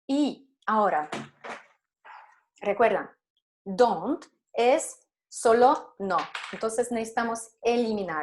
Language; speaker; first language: Spanish; non-native, fluent; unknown